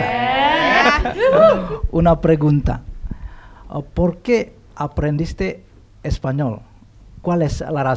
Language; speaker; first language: Spanish; non-native, fluent; Indonesian